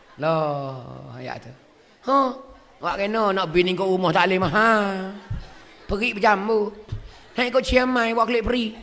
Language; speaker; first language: Malay; native; Malay